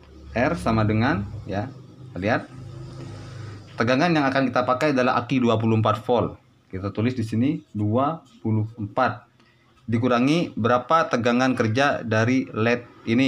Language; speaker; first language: Indonesian; native; Indonesian